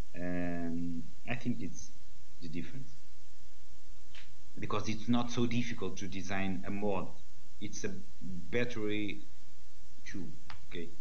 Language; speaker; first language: English; non-native, learner; Portuguese